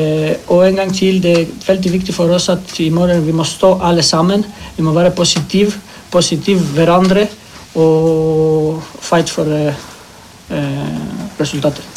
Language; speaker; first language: Norwegian; non-native, learner; Greek